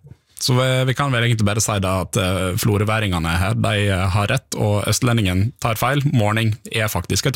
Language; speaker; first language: Norwegian; native; Norwegian